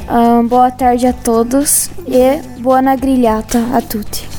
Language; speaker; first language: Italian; non-native, learner; Portuguese